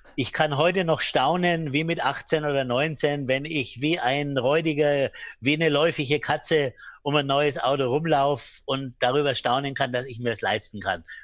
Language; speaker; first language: German; native; German